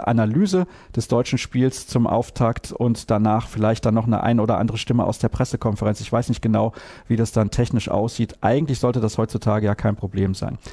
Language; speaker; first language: German; native; German